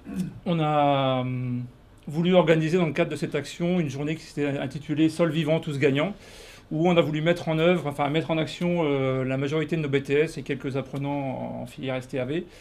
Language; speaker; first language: French; native; French